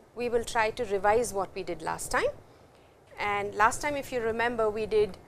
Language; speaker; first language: English; non-native, local second language; Hindi